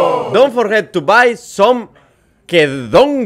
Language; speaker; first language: English; non-native, fluent; Spanish